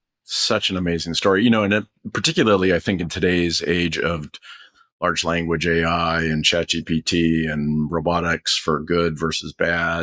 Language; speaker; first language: English; native; English